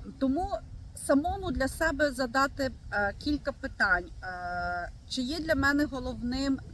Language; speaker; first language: Ukrainian; native; Ukrainian